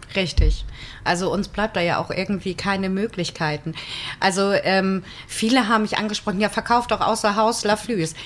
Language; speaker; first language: German; native; German